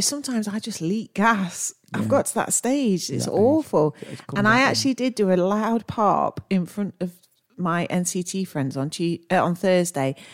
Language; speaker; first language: English; native; English